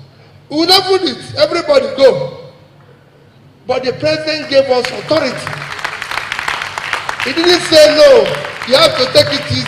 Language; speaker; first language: English; non-native, local second language; Igbo